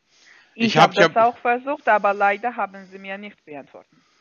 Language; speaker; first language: German; non-native, fluent; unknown